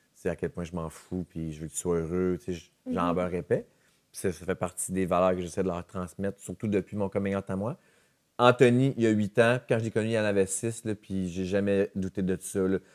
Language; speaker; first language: French; native; French